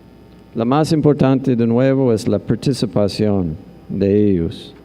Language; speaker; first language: Spanish; non-native, fluent; English